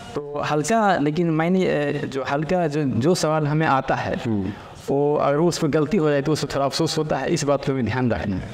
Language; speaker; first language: Hindi; native; Hindi